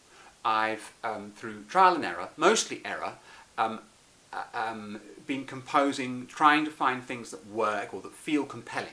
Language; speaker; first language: English; native; English